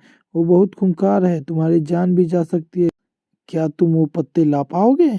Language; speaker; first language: Hindi; native; Hindi